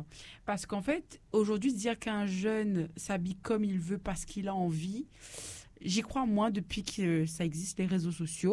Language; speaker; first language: French; native; French